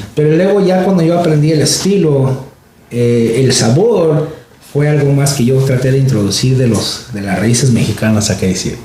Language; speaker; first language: Spanish; early bilingual, other home language; English